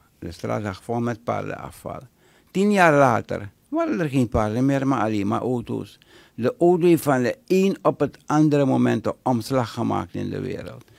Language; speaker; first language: Dutch; native; Dutch